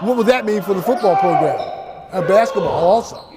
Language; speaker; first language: English; native; English